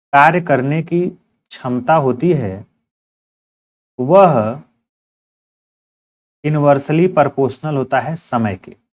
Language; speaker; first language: Hindi; native; Hindi